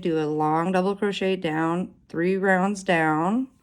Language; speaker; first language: English; native; English